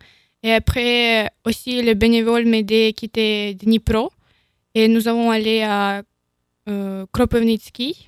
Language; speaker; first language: French; non-native, learner; Ukrainian